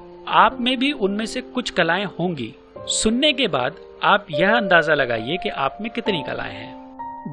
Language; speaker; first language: Hindi; native; Hindi